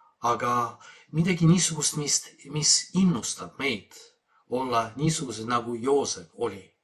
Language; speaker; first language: Estonian; non-native, fluent; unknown